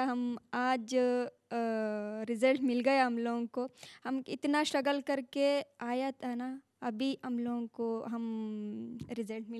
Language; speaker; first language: Hindi; non-native, local second language; Kannada